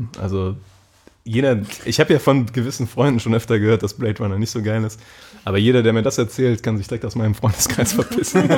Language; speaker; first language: German; native; German